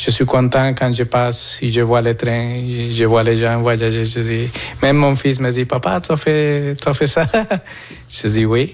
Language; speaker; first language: French; non-native, fluent; Spanish